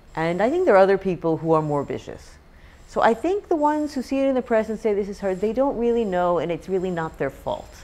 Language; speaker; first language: English; native; English